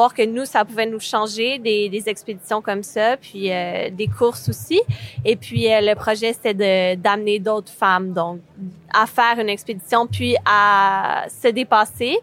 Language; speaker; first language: French; native; French